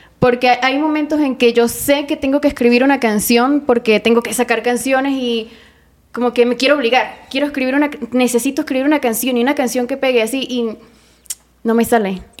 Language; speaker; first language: Spanish; native; Spanish